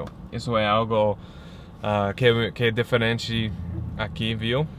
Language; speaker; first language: Portuguese; non-native, fluent; English